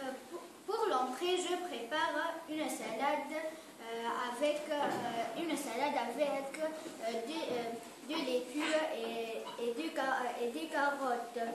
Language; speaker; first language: French; non-native, learner; Arabic